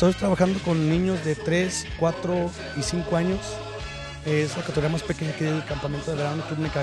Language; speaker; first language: Spanish; native; Spanish